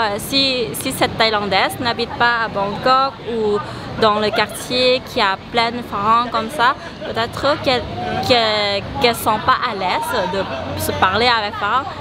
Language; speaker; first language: French; non-native, fluent; Thai